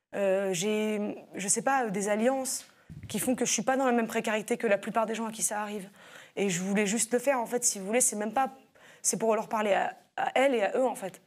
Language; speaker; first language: French; native; French